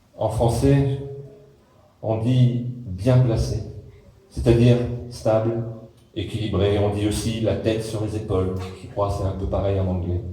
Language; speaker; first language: French; native; French